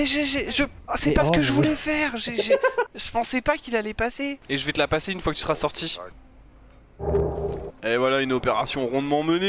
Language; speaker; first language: French; native; French